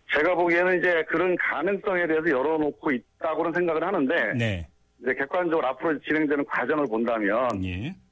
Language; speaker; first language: Korean; native; Korean